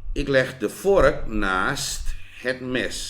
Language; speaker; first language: Dutch; non-native, fluent; Thai